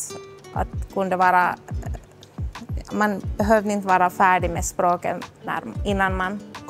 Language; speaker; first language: Swedish; non-native, local second language; Finnish